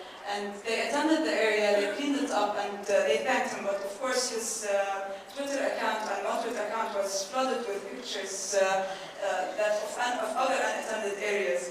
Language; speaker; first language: English; non-native, fluent; Arabic